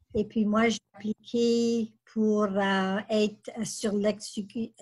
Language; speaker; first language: French; native; French